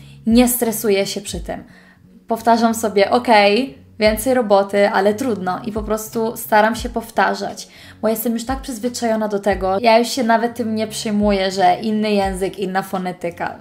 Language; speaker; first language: Polish; early bilingual, heritage; Polish